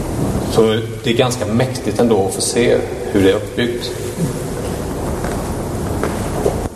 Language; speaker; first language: Swedish; native; Swedish